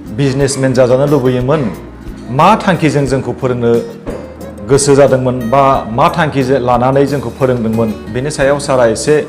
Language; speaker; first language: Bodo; native; Bodo